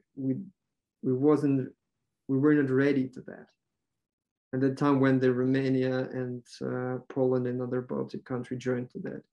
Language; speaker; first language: English; non-native, learner; Ukrainian